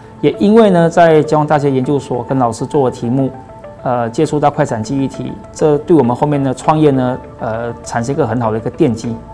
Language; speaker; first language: Chinese; native; Chinese